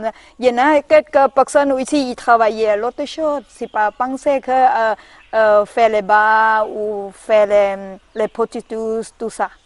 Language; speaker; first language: French; non-native, learner; Thai